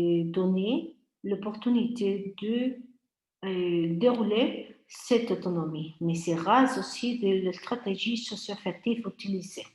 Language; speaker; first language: French; non-native, fluent; Spanish